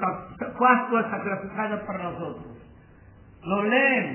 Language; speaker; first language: Spanish; non-native, learner; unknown